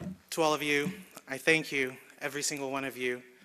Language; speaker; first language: English; early bilingual, other home language; Spanish